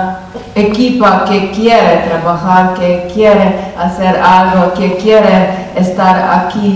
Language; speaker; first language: Spanish; non-native, learner; Slovenian